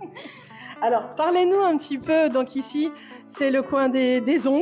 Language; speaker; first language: French; native; French